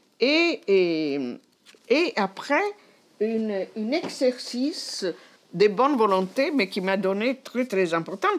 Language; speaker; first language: French; non-native, fluent; Italian